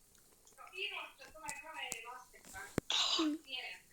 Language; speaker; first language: Finnish; non-native, learner; Estonian